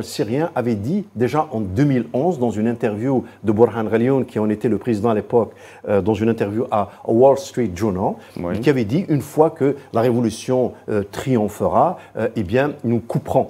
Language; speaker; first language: French; non-native, local second language; Arabic